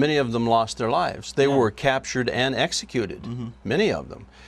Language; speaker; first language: English; native; English